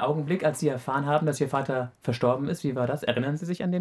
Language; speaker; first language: German; native; German